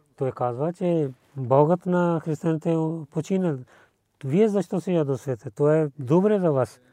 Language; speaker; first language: Bulgarian; non-native, learner; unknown